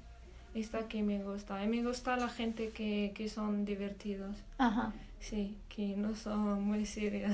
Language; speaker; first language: Spanish; non-native, learner; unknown